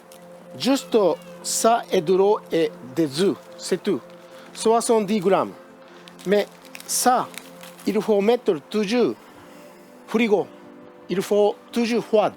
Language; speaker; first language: French; non-native, learner; Japanese